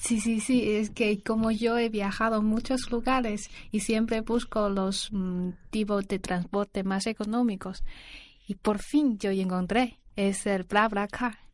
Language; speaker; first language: Spanish; non-native, learner; Chinese